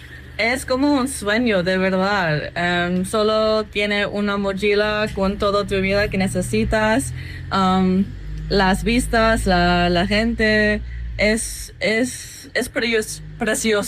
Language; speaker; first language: Spanish; non-native, learner; English